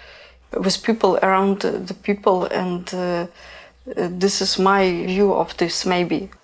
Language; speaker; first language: English; non-native, learner; Ukrainian